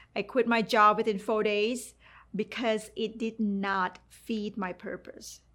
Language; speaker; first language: English; non-native, fluent; Thai